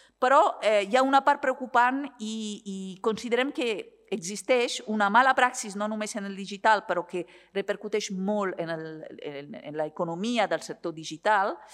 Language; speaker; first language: Catalan; non-native, fluent; Italian